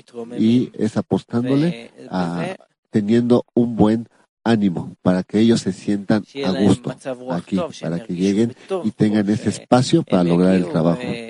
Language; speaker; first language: Spanish; native; Spanish